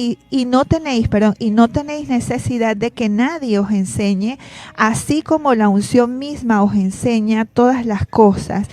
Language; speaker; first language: Spanish; native; Spanish